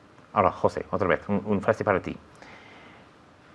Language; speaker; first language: Spanish; non-native, fluent; English